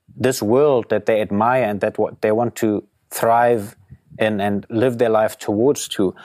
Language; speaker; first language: English; non-native, fluent; German